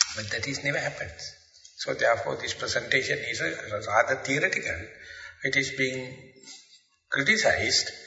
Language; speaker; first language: English; non-native, local second language; Sinhala